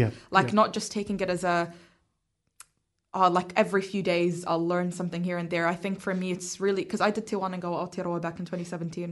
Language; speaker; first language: English; native; English